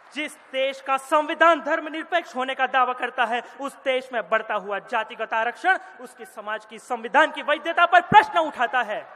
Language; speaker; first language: Hindi; non-native, local second language; Gujarati